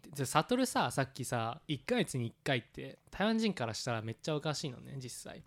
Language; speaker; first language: Japanese; non-native, fluent; Chinese